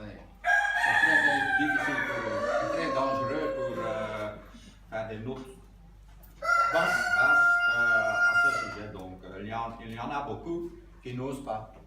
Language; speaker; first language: French; non-native, local second language; Dutch